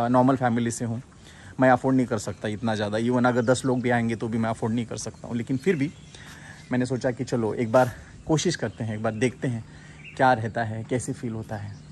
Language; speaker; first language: Hindi; non-native, local second language; Marathi